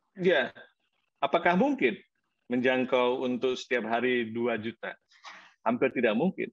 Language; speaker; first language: Indonesian; native; Indonesian